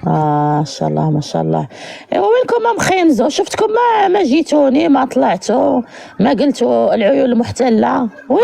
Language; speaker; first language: Arabic; native; Arabic